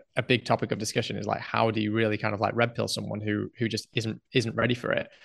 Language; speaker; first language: English; native; English